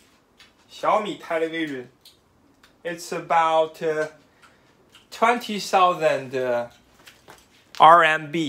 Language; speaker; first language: English; non-native, learner; Chinese